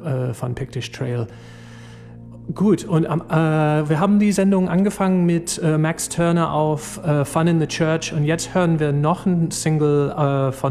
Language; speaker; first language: German; non-native, fluent; English